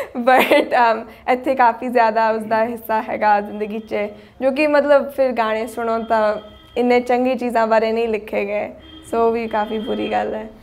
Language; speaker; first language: Punjabi; early bilingual, heritage; Punjabi